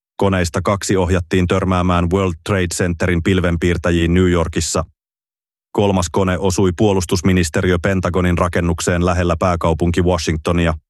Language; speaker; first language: Finnish; native; Finnish